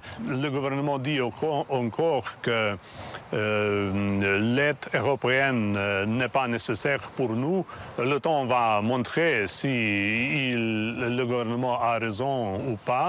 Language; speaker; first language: French; non-native, fluent; Slovenian